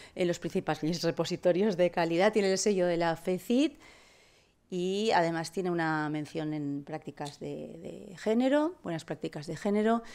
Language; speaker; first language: Spanish; non-native, local second language; Catalan